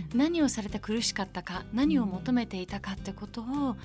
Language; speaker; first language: Japanese; early bilingual, other home language; Persian